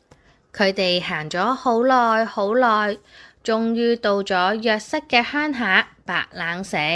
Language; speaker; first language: Chinese; native; Chinese